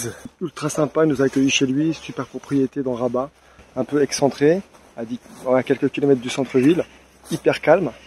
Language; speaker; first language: French; native; French